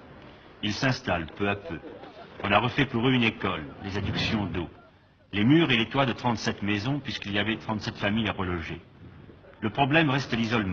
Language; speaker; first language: French; native; French